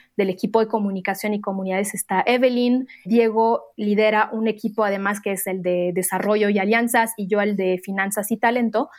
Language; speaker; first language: Spanish; non-native, fluent; Arabic